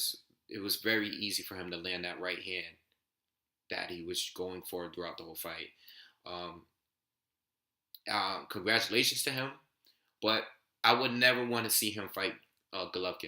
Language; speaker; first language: English; native; English